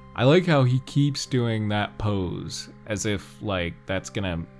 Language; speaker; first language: English; native; English